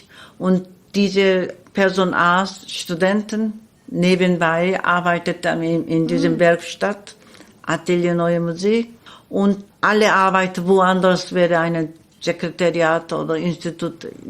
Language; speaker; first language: German; non-native, learner; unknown